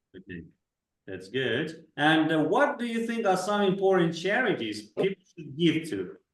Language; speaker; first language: English; non-native, fluent; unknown